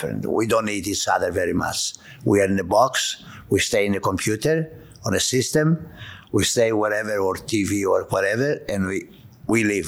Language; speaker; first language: English; non-native, fluent; Greek